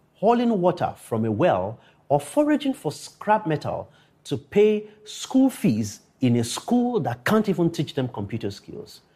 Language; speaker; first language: English; non-native, local second language; Yoruba